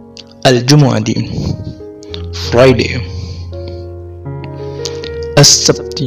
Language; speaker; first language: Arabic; non-native, fluent; Urdu